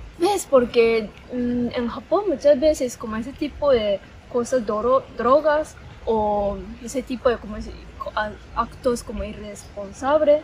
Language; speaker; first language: Spanish; non-native, learner; Japanese